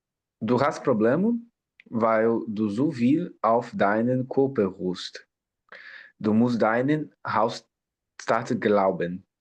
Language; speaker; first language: German; non-native, learner; Portuguese